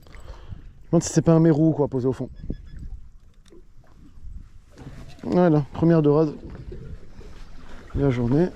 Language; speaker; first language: French; native; French